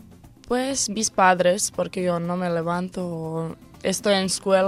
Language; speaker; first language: Spanish; non-native, learner; Croatian